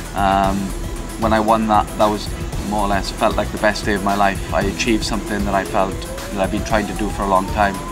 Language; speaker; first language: English; native; English